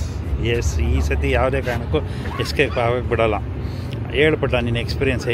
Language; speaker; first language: Kannada; native; Kannada